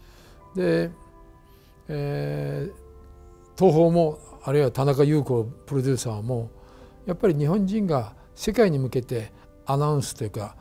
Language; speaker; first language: Japanese; native; Japanese